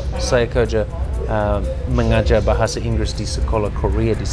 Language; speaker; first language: Indonesian; non-native, learner; English